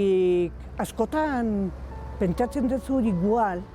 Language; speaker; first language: Basque; non-native, local second language; Spanish